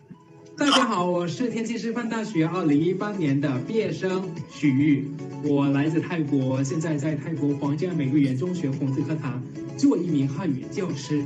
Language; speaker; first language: Chinese; non-native, fluent; Thai